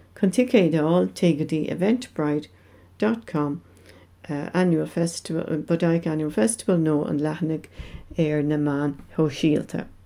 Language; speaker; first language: Irish; non-native, local second language; English